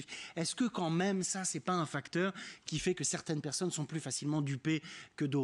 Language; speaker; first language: French; native; French